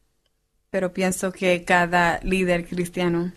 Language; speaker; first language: Spanish; non-native, fluent; English